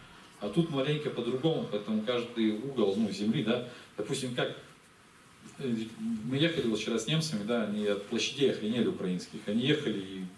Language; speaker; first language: Russian; native; Russian